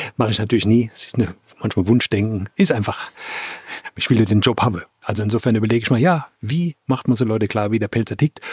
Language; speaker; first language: German; native; German